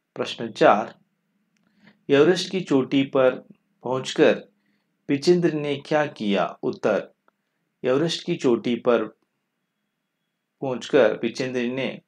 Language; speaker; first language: Hindi; non-native, local second language; Kannada